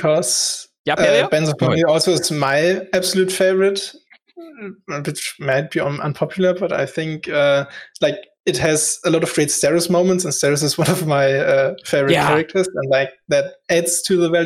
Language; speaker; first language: English; non-native, fluent; German